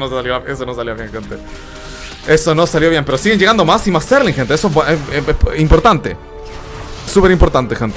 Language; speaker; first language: Spanish; native; Spanish